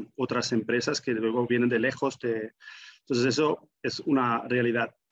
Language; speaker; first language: Spanish; non-native, fluent; German